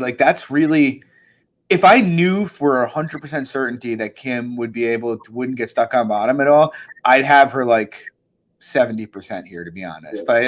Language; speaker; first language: English; native; English